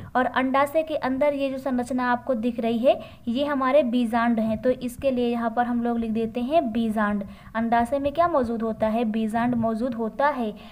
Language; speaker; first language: Hindi; native; Hindi